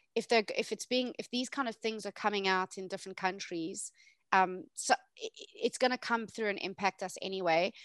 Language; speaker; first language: English; native; English